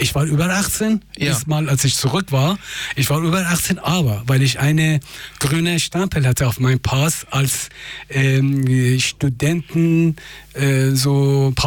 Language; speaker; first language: German; non-native, fluent; Persian